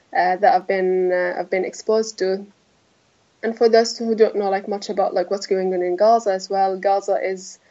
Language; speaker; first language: English; non-native, fluent; Arabic